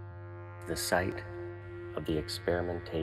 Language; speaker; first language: English; native; English